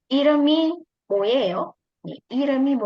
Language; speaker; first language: Korean; non-native, fluent; Indonesian